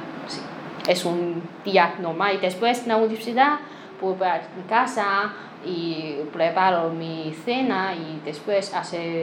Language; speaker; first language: Spanish; non-native, learner; Chinese